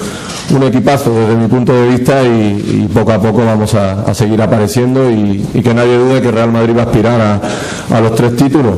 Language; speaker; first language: Spanish; native; Spanish